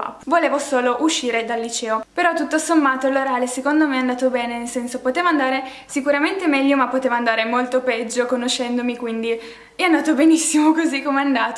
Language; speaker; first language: Italian; native; Italian